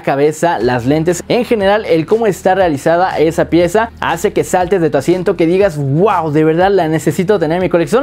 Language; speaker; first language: Spanish; native; Spanish